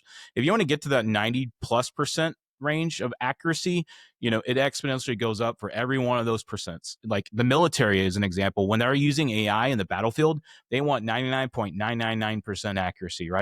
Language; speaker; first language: English; native; English